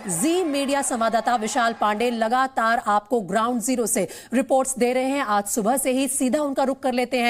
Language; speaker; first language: Hindi; native; Hindi